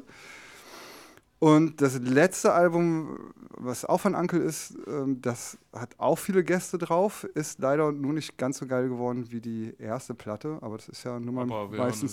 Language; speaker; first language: German; native; German